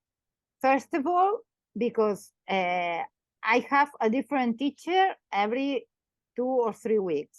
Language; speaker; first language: English; non-native, learner; Catalan